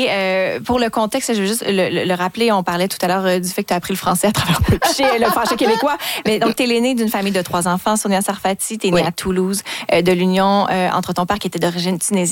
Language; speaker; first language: French; native; French